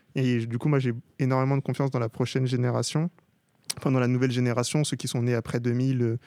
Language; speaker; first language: French; native; French